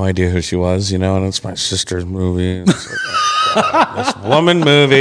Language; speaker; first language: English; native; English